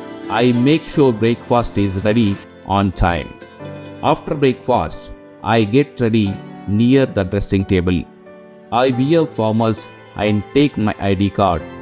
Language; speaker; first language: English; non-native, local second language; Telugu